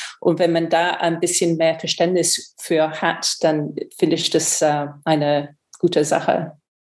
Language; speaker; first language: German; non-native, fluent; English